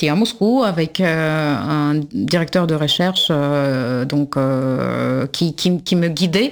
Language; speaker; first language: French; non-native, fluent; Russian